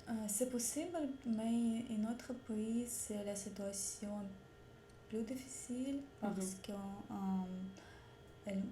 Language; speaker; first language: French; non-native, learner; Russian